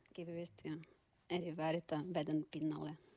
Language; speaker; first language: Finnish; non-native, learner; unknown